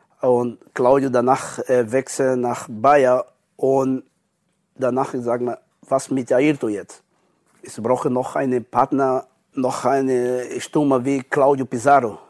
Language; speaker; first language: German; non-native, learner; Portuguese